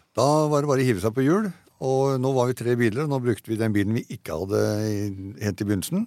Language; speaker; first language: Norwegian; native; Norwegian